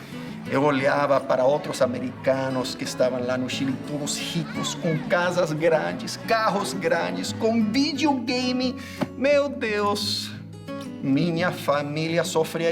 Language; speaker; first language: Portuguese; non-native, fluent; English